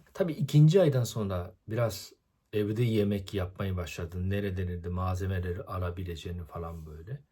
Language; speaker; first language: Turkish; non-native, fluent; Japanese